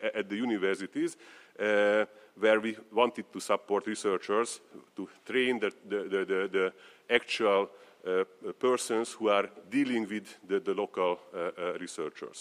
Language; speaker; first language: English; non-native, fluent; Hungarian